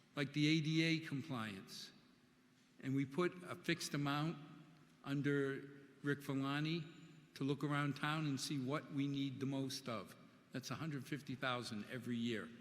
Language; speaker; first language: English; early bilingual, other home language; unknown